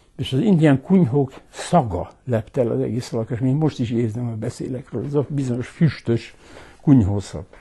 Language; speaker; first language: Hungarian; early bilingual, heritage; Hungarian